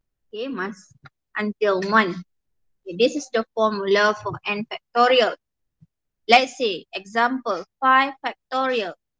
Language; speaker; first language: English; non-native, local second language; Malay